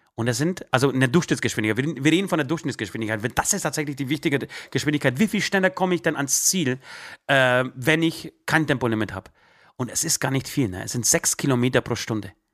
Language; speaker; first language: German; early bilingual, other home language; Polish